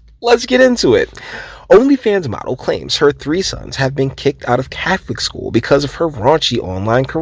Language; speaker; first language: English; native; English